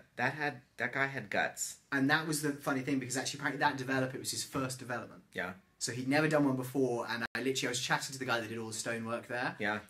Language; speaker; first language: English; native; English